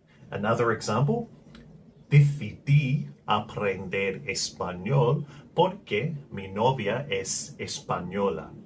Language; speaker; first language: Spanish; non-native, learner; English